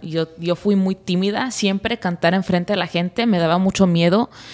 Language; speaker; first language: Spanish; early bilingual, heritage; Spanish